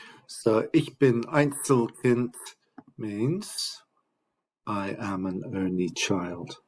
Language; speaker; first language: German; non-native, fluent; English